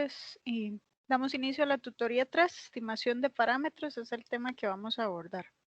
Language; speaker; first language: Spanish; native; Spanish